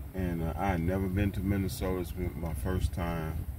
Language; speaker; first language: English; native; English